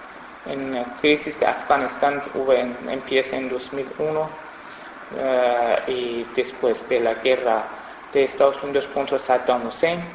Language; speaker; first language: Spanish; non-native, fluent; Persian